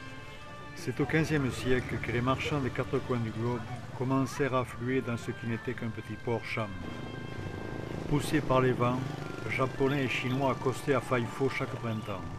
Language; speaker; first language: French; native; French